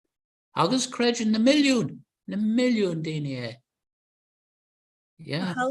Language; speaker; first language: Irish; non-native, local second language; English